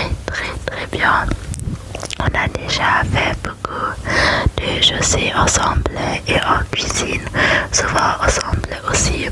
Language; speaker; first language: French; non-native, learner; German